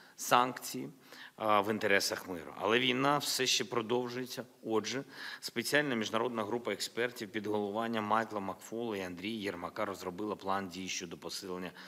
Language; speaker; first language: Ukrainian; non-native, local second language; Russian